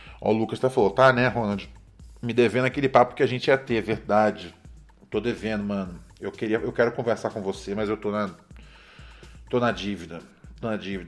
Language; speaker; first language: Portuguese; native; Portuguese